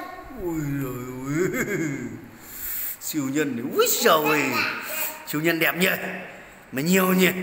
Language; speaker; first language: Vietnamese; native; Vietnamese